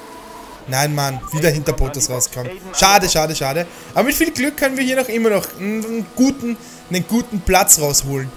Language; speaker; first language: German; native; German